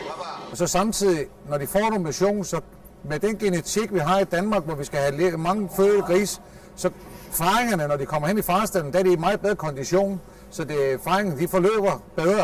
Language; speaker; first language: Danish; native; Danish